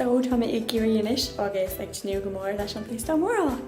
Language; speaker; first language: Irish; non-native, local second language; English